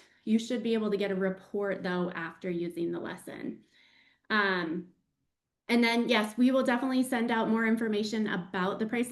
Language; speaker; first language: English; native; English